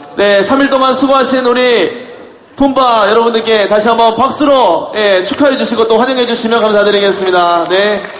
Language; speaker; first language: Korean; native; Korean